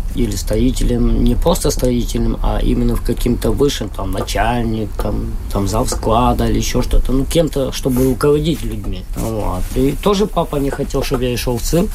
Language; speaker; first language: Russian; non-native, local second language; Ukrainian